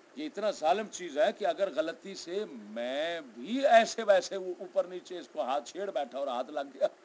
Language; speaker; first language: Urdu; non-native, local second language; Punjabi